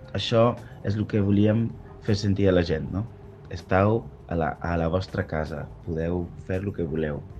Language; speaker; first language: Catalan; non-native, local second language; Spanish